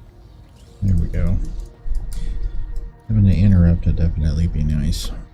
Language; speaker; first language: English; native; English